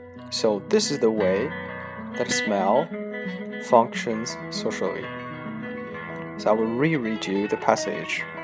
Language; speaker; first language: English; non-native, fluent; Chinese